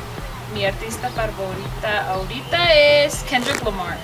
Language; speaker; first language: Spanish; early bilingual, heritage; English